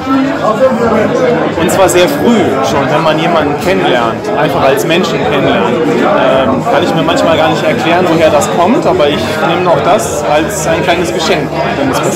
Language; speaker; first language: German; native; German